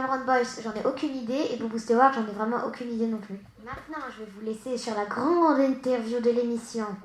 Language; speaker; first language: French; native; French